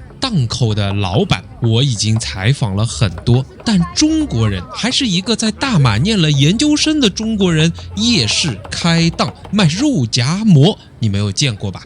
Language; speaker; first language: Chinese; native; Chinese